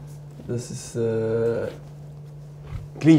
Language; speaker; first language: German; non-native, learner; Dutch